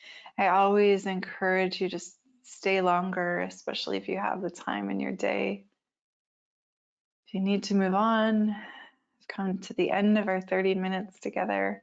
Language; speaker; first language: English; native; English